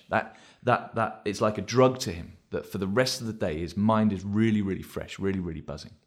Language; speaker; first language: English; native; English